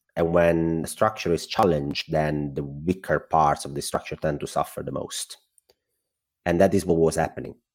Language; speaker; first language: English; non-native, fluent; Italian